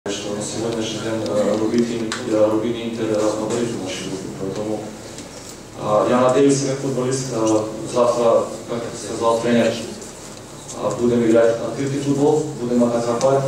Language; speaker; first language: Russian; non-native, fluent; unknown